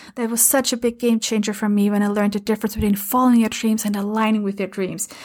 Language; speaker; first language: English; non-native, fluent; German